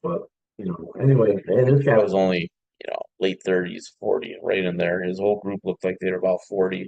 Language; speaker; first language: English; native; English